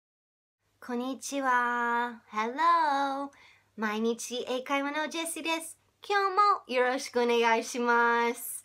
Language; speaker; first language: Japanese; non-native, fluent; English